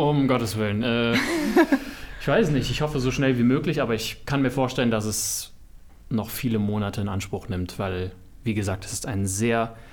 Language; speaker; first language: German; native; German